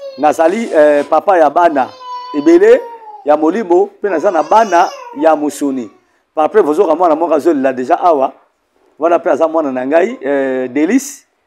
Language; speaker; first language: Lingala; non-native, local second language; Kongo